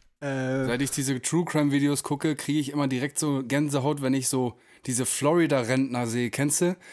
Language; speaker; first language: German; native; German